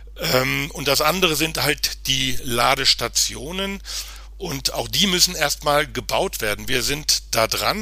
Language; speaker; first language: German; native; German